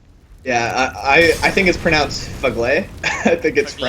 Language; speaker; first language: English; native; English